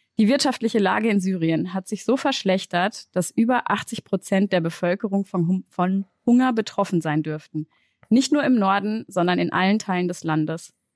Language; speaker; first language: German; native; German